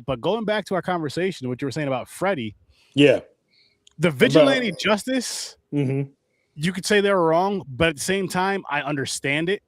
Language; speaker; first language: English; native; English